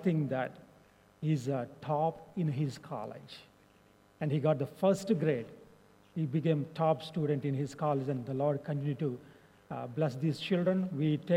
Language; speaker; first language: English; non-native, local second language; Telugu